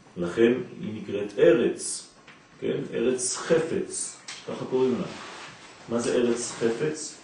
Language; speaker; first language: Hebrew; non-native, fluent; French